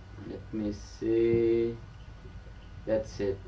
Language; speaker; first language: English; non-native, fluent; Portuguese